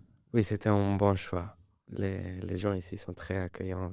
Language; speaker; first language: French; non-native, learner; Spanish